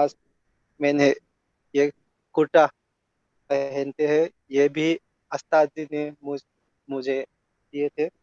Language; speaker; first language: Hindi; non-native, local second language; Manipuri